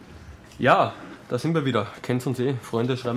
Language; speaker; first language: German; native; German